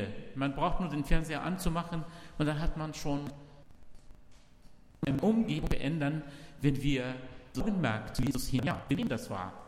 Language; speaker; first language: German; non-native, learner; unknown